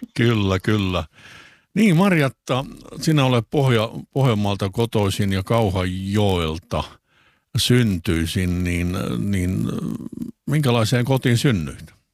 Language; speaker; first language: Finnish; native; Finnish